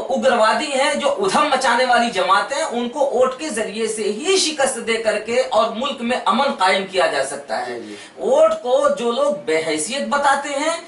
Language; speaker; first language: Urdu; native; Urdu